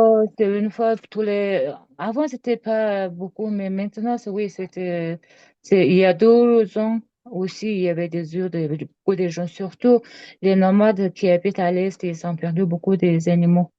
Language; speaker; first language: French; non-native, learner; Mongolian